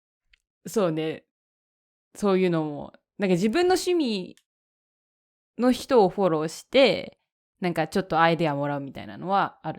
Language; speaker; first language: Japanese; native; Japanese